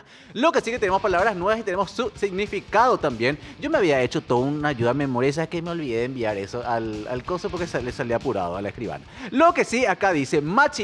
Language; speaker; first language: Spanish; native; Spanish